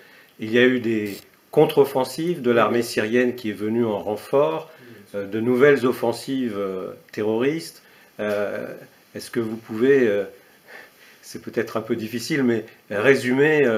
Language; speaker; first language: French; native; French